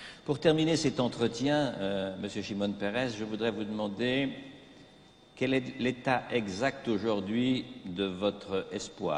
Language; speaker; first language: French; native; French